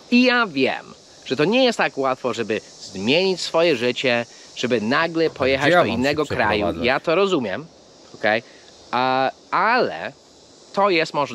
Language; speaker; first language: Polish; non-native, fluent; English